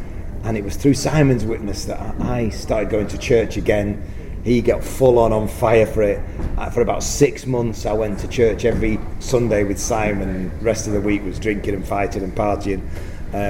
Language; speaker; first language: English; native; English